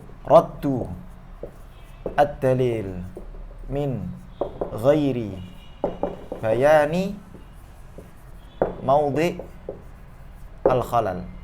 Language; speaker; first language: Arabic; non-native, fluent; Indonesian